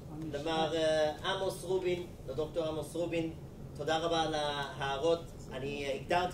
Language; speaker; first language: Hebrew; non-native, fluent; English